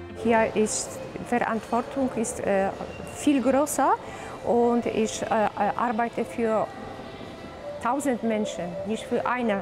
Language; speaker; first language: German; non-native, learner; Polish